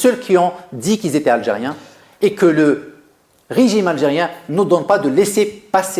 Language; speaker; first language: French; non-native, local second language; Arabic